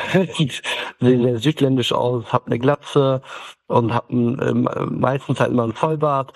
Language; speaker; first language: German; early bilingual, other home language; Turkish